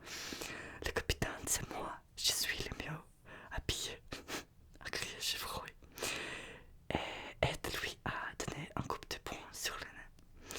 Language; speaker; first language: French; non-native, learner; Russian